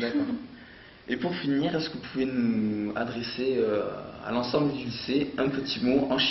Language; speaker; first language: French; native; French